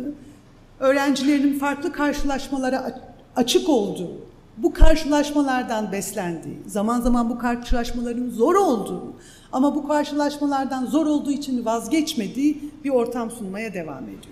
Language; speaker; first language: Turkish; native; Turkish